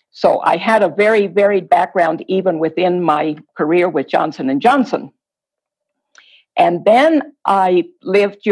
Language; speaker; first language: English; non-native, fluent; Spanish